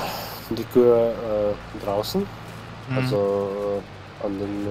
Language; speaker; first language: German; non-native, fluent; Slovenian